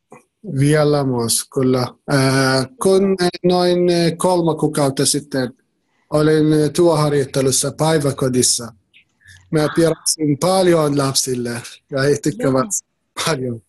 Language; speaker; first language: Finnish; non-native, learner; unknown